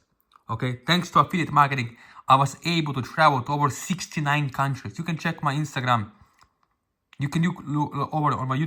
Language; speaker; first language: English; non-native, fluent; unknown